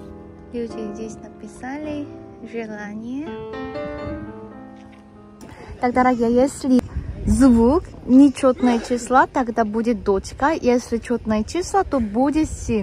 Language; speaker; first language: Russian; non-native, fluent; Korean